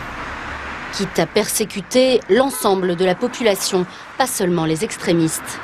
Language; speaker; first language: French; native; French